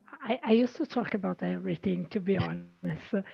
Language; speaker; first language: English; non-native, learner; Italian